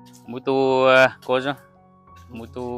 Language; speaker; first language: Portuguese; non-native, learner; Vietnamese